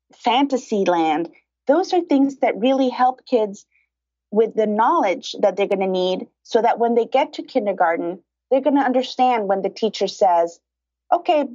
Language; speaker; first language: English; early bilingual, other home language; Spanish